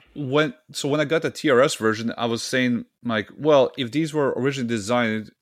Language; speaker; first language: English; non-native, fluent; Serbian